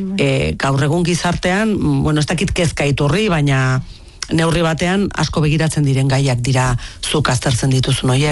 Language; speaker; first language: Basque; native; Basque